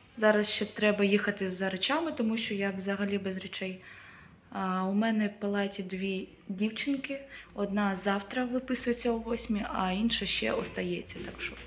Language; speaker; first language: Ukrainian; native; Ukrainian